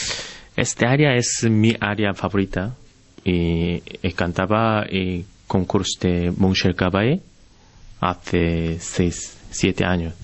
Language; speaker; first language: Spanish; non-native, learner; Korean